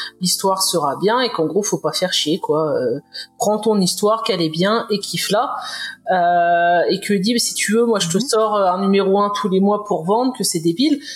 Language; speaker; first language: French; native; French